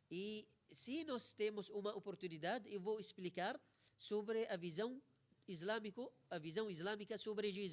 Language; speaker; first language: Portuguese; non-native, fluent; Arabic